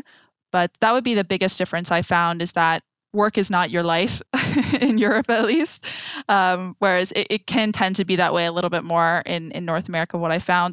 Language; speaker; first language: English; native; English